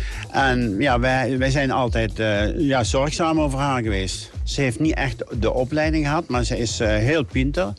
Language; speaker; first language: Dutch; native; Dutch